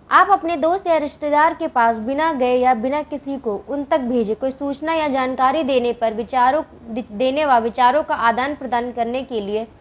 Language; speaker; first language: Hindi; native; Hindi